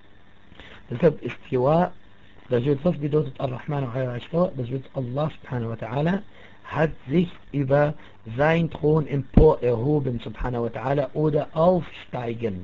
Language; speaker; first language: German; non-native, fluent; Arabic